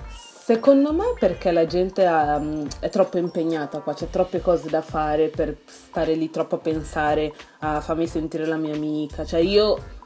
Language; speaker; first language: Italian; early bilingual, other home language; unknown